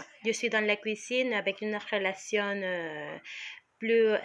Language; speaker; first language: French; non-native, learner; Spanish